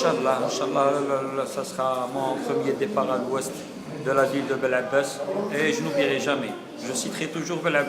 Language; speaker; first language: French; non-native, local second language; Arabic